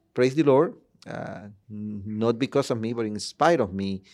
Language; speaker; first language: English; non-native, fluent; Spanish